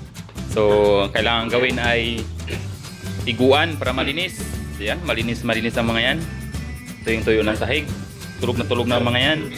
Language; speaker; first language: Filipino; native; Filipino